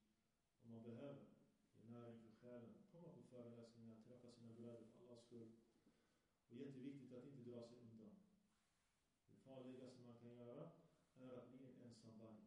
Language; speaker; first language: Swedish; early bilingual, other home language; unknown